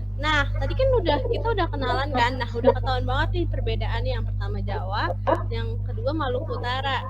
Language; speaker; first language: Indonesian; native; Indonesian